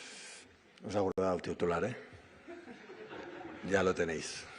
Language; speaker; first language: Spanish; native; Spanish